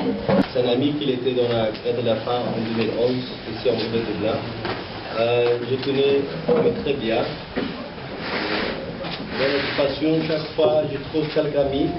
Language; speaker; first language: French; non-native, learner; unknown